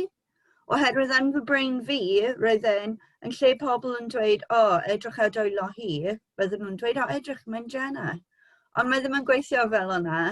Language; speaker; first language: Welsh; non-native, local second language; English